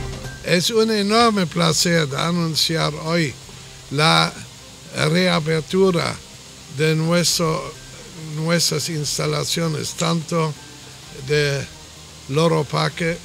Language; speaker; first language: Spanish; non-native, fluent; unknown